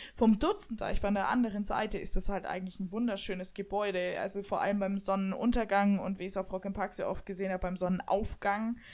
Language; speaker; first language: German; native; German